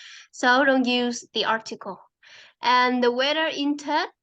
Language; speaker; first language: English; non-native, fluent; Vietnamese